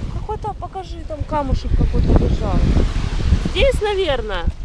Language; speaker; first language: Russian; native; Russian